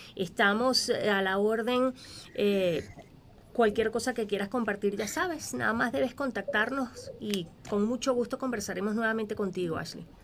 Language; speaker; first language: Spanish; native; Spanish